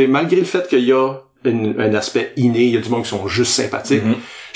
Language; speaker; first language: French; native; French